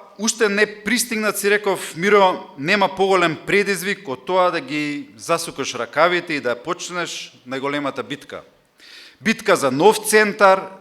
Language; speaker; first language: Macedonian; native; Macedonian